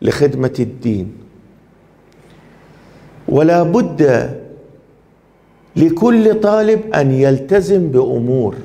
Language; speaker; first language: Arabic; non-native, fluent; Persian